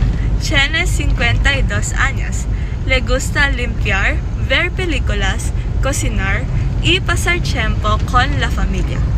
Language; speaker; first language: Spanish; non-native, learner; Filipino